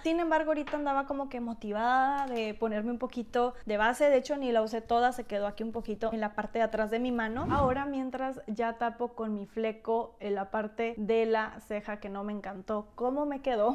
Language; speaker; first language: Spanish; native; Spanish